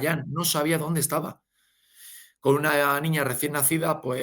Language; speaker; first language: Spanish; native; Spanish